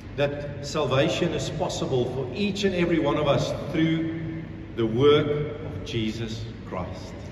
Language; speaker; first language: English; non-native, local second language; Afrikaans